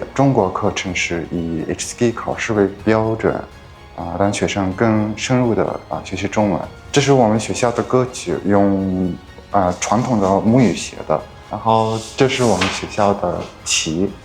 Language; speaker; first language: Chinese; non-native, fluent; Mongolian